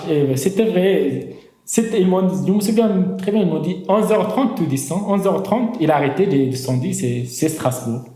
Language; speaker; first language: French; non-native, fluent; Arabic